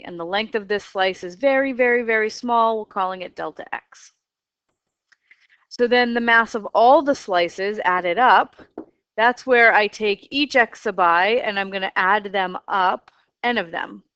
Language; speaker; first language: English; native; English